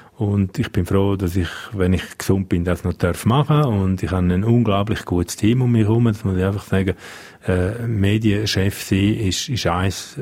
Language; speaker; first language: German; non-native, local second language; Romansh